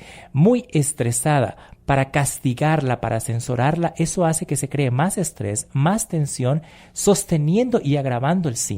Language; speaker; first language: Spanish; native; Spanish